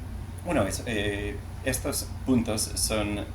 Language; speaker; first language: Spanish; non-native, learner; English